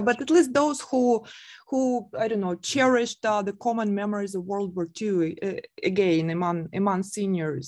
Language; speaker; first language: English; non-native, fluent; Russian